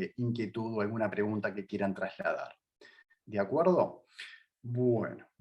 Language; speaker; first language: Spanish; native; Spanish